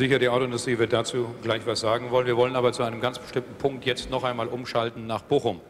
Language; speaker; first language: German; native; German